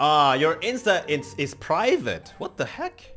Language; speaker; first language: English; non-native, fluent; Indonesian